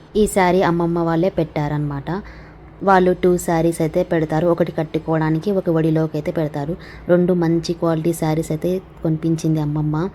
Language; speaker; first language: Telugu; non-native, local second language; Urdu